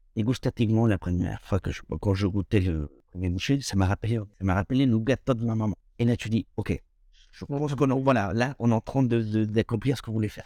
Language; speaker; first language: French; non-native, fluent; Spanish